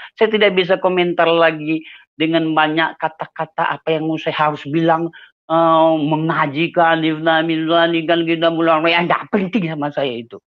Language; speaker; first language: Indonesian; non-native, local second language; Achinese